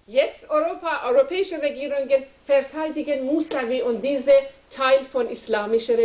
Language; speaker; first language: German; non-native, learner; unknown